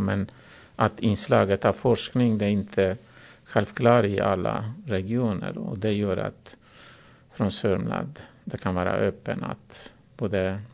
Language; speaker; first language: Swedish; non-native, fluent; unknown